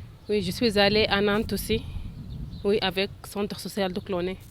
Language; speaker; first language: French; non-native, learner; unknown